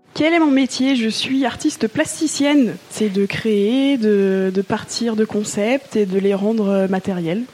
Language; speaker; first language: French; native; French